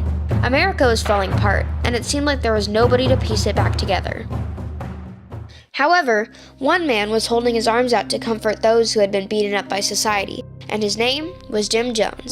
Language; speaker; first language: English; native; English